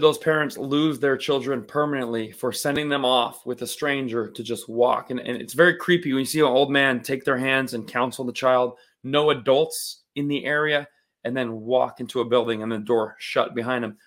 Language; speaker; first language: English; native; English